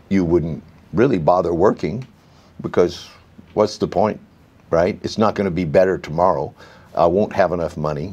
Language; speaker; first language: English; native; English